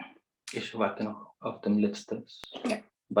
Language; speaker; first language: German; non-native, fluent; Spanish